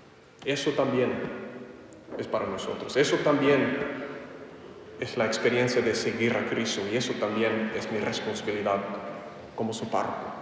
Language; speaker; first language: Spanish; non-native, fluent; English